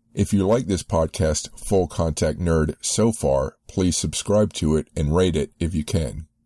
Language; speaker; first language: English; native; English